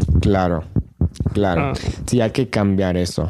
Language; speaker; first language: Spanish; non-native, fluent; English